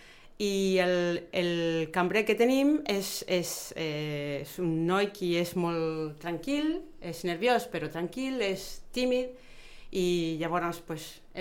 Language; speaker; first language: Catalan; non-native, fluent; Spanish